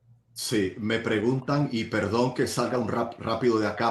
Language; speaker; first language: Spanish; native; Spanish